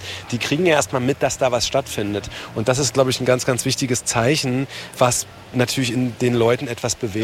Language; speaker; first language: German; native; German